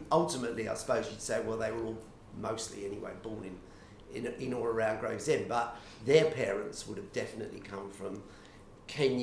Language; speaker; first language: English; native; English